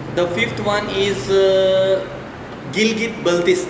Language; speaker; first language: English; non-native, fluent; Urdu